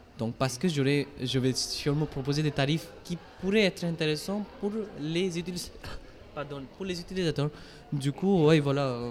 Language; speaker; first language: French; non-native, fluent; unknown